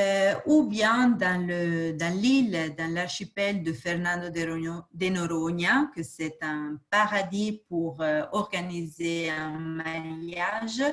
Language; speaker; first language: French; non-native, fluent; Portuguese